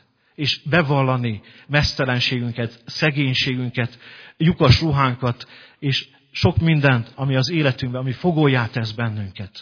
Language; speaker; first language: Hungarian; native; Hungarian